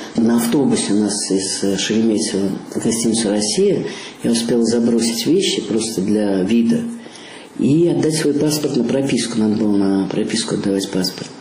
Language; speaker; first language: Russian; native; Russian